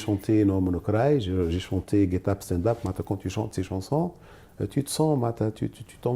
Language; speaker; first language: French; non-native, local second language; Arabic